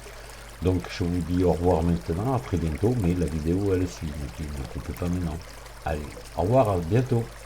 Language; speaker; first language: French; native; French